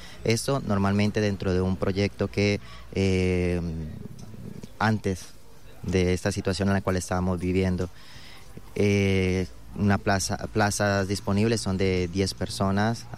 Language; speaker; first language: Spanish; native; Spanish